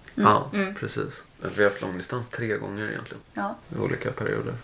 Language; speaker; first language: Swedish; native; Swedish